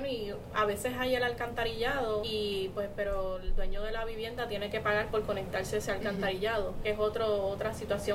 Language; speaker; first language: Spanish; native; Spanish